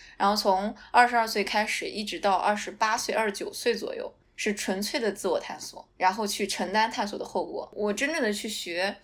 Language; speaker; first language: Chinese; non-native, local second language; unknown